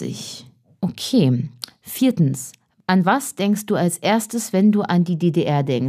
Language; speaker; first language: German; native; German